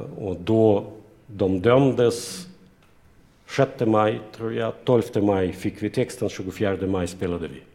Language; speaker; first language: Swedish; non-native, fluent; Russian